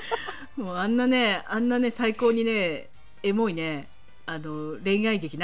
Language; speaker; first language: Japanese; native; Japanese